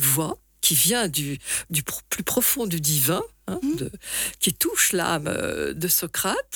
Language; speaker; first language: French; native; French